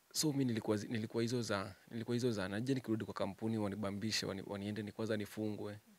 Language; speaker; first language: Swahili; native; Swahili